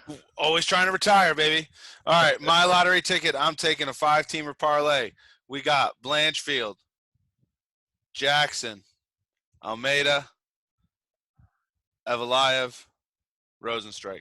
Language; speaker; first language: English; native; English